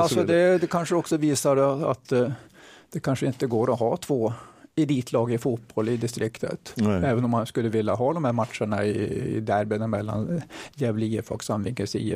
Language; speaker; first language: Swedish; native; Swedish